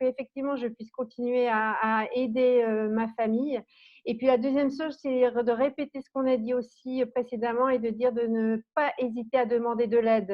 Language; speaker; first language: French; native; French